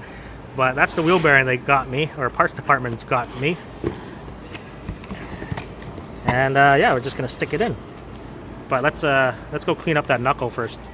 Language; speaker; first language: English; native; English